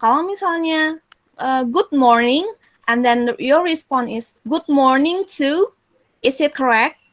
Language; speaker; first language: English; non-native, fluent; Indonesian